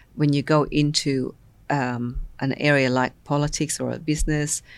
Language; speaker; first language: English; non-native, local second language; Vietnamese